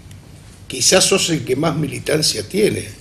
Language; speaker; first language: Spanish; native; Spanish